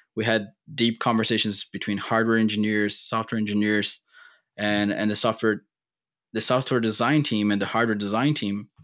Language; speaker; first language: English; non-native, fluent; Portuguese